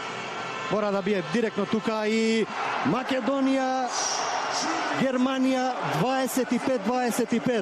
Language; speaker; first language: Macedonian; native; Macedonian